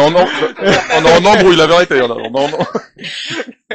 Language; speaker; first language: French; native; French